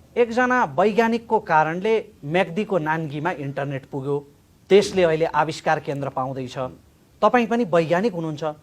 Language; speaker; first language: Nepali; native; Nepali